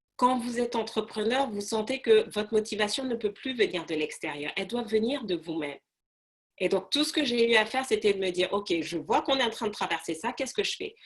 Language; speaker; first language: French; non-native, local second language; Arabic